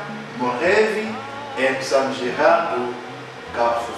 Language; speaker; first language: Spanish; non-native, fluent; Haitian Creole